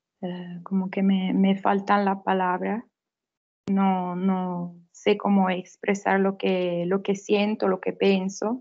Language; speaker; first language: Spanish; non-native, fluent; Italian